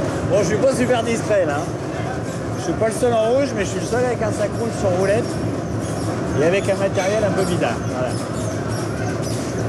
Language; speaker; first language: French; native; French